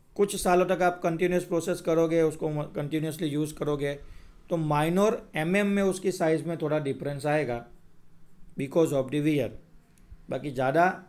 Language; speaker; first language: Hindi; non-native, local second language; Gujarati